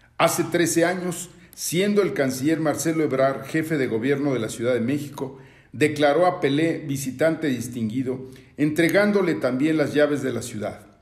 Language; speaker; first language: Spanish; native; Spanish